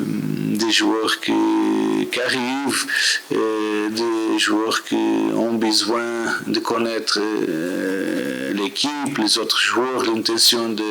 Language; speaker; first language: French; non-native, learner; Portuguese